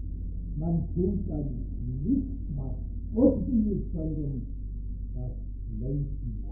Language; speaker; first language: German; native; German